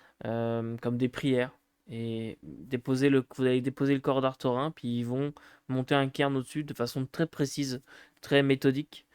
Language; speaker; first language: French; native; French